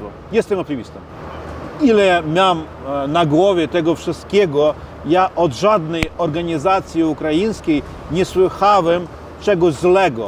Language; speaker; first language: Polish; non-native, fluent; Ukrainian